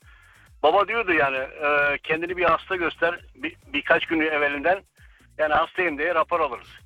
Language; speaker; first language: Turkish; early bilingual, heritage; Turkish